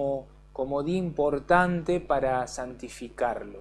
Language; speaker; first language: Spanish; native; Spanish